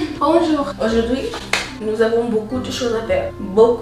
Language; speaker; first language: French; non-native, learner; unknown